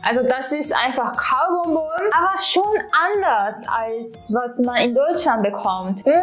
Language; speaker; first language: German; non-native, fluent; Japanese